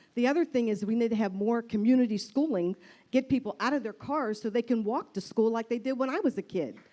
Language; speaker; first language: English; native; English